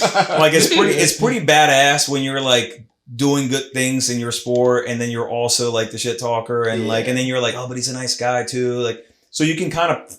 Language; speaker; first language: English; native; English